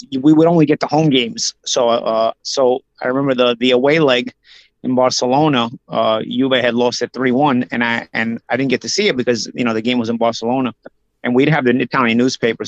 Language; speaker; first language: English; early bilingual, other home language; Italian